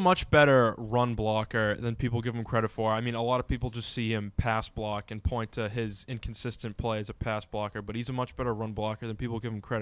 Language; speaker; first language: English; native; English